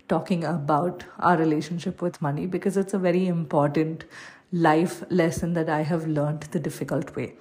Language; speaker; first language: English; non-native, local second language; Malayalam